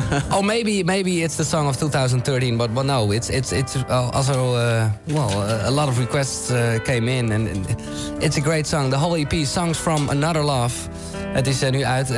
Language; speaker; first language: English; non-native, fluent; Dutch